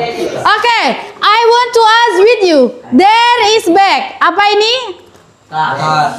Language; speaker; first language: English; non-native, learner; Indonesian